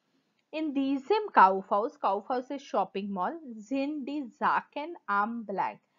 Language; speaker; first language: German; non-native, fluent; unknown